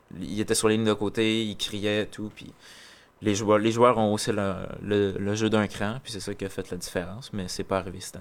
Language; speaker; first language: French; native; French